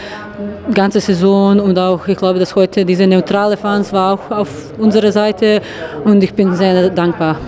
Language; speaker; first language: German; non-native, learner; Serbian